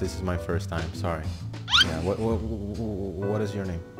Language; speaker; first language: English; non-native, fluent; Indonesian